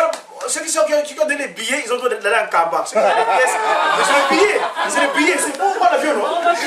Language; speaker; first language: French; non-native, local second language; Kongo